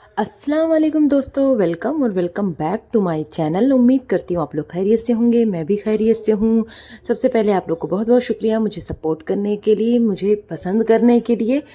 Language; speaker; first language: Hindi; native; Hindi